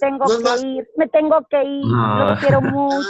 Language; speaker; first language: Spanish; native; Spanish